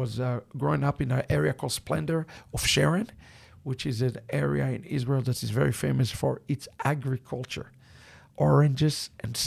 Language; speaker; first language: English; non-native, fluent; Hebrew